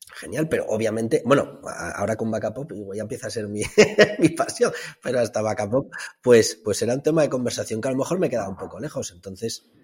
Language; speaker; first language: Spanish; native; Spanish